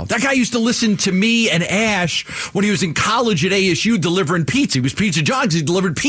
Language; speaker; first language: English; native; English